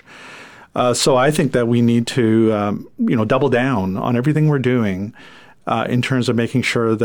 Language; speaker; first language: English; non-native, fluent; French